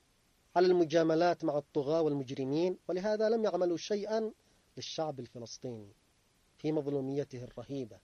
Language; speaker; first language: Arabic; native; Arabic